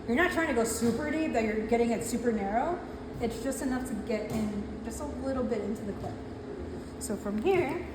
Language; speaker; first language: English; native; English